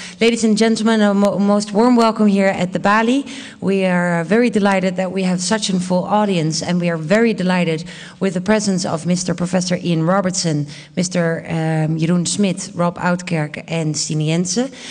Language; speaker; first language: English; non-native, fluent; Dutch